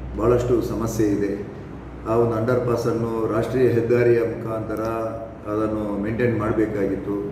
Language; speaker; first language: Kannada; native; Kannada